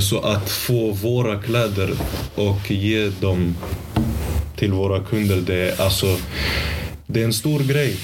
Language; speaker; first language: Swedish; early bilingual, other home language; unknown